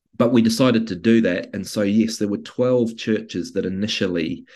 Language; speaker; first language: English; native; English